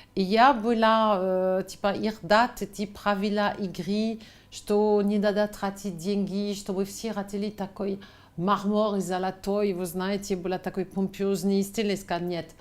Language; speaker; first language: Russian; non-native, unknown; French